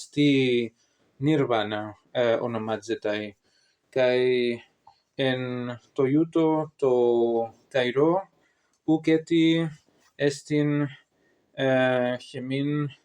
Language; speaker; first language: Greek; non-native, learner; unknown